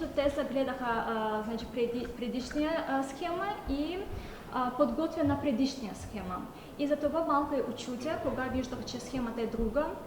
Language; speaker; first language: Bulgarian; non-native, learner; Azerbaijani